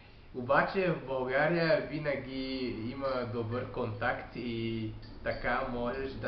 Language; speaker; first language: Bulgarian; non-native, learner; French